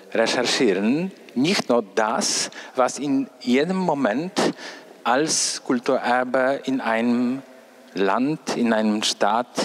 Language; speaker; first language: German; non-native, fluent; Polish